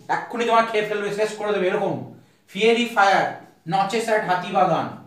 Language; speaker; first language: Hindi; non-native, local second language; Bangla